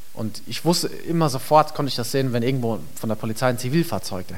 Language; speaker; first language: German; native; German